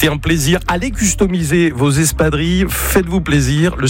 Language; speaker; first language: French; native; French